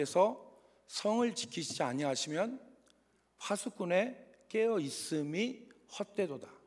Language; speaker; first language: Korean; native; Korean